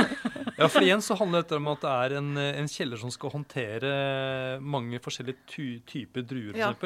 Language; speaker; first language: Norwegian; native; Norwegian